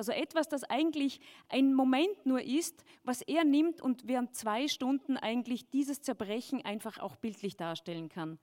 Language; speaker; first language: German; native; German